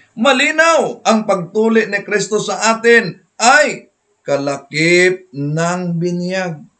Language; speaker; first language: Filipino; non-native, local second language; Cebuano